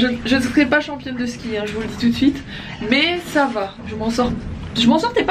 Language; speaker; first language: French; native; French